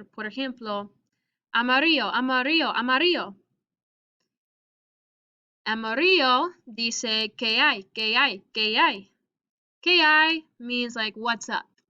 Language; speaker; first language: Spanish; non-native, fluent; English